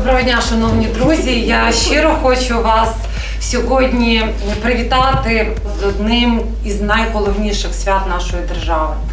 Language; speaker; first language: Ukrainian; native; Ukrainian